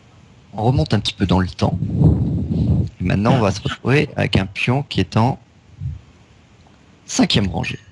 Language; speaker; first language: French; native; French